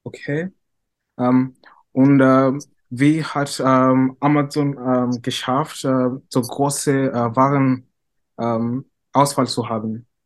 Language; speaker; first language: German; non-native, fluent; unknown